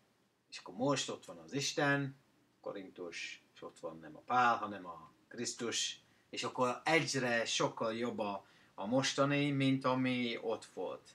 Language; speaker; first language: Hungarian; non-native, learner; English